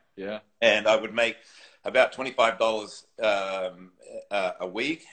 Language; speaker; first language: English; native; English